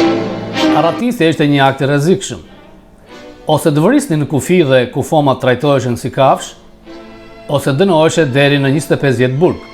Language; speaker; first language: Albanian; native; Albanian